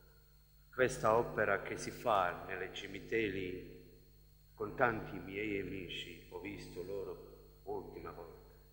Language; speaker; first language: Italian; non-native, learner; Bosnian